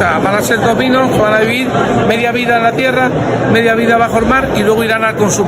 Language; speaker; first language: Spanish; native; Spanish